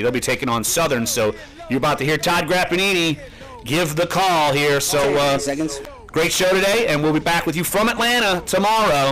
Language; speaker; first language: English; native; English